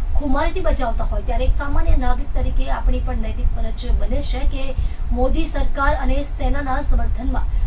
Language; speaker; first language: Gujarati; native; Gujarati